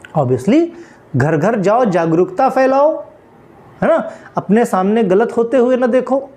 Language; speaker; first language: Hindi; native; Hindi